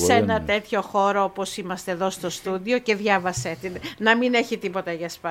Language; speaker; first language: Greek; native; Greek